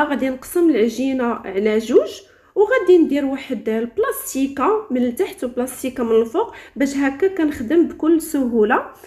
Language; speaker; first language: Arabic; native; Arabic